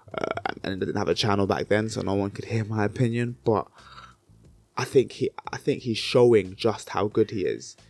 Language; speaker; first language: English; native; English